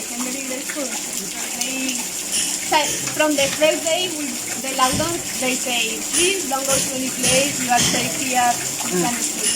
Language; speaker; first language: English; non-native, learner; Spanish